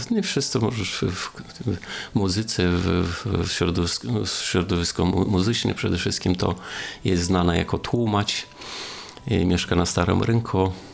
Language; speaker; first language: Polish; non-native, fluent; Romanian